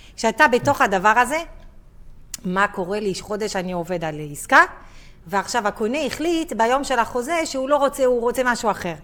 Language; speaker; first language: Hebrew; non-native, fluent; French